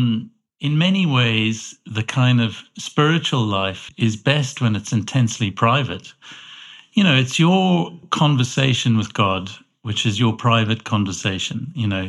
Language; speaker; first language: English; native; English